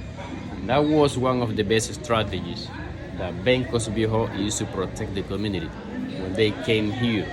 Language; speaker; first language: English; non-native, fluent; Spanish